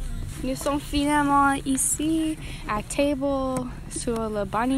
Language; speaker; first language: French; non-native, learner; English